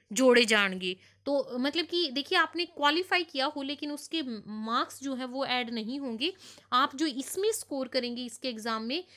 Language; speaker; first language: Hindi; non-native, local second language; Punjabi